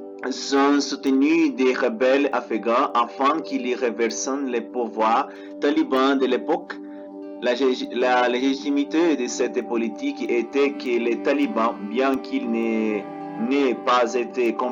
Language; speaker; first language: French; non-native, learner; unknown